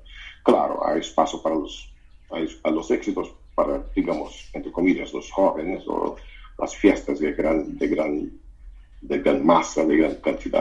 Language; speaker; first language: Spanish; non-native, fluent; Portuguese